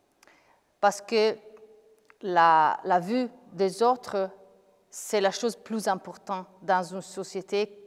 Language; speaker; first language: French; non-native, fluent; Italian